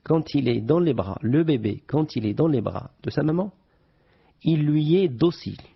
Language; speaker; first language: French; non-native, local second language; Arabic